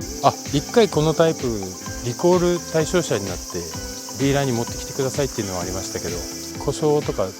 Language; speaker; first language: Japanese; native; Japanese